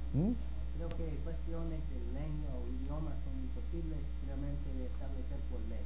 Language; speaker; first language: Spanish; non-native, fluent; English